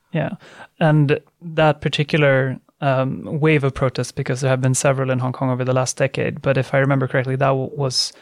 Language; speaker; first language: English; non-native, fluent; Swedish